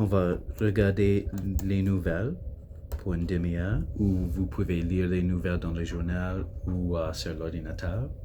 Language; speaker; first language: French; non-native, local second language; English